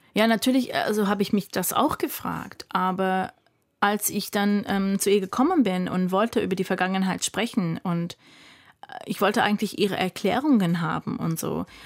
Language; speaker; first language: German; non-native, fluent; English